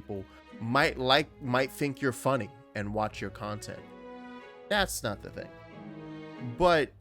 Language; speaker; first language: English; native; English